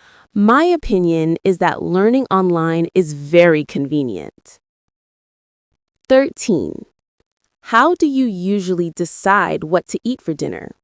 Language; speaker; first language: English; non-native, learner; Vietnamese